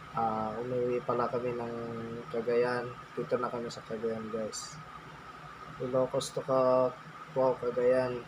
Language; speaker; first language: Filipino; non-native, local second language; Iloko